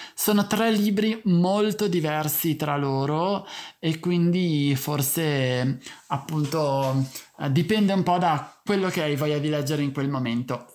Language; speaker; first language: Italian; native; Italian